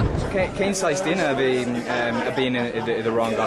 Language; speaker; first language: Irish; non-native, local second language; English